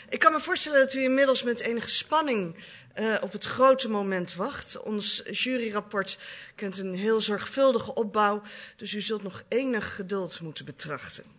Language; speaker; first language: Dutch; native; Dutch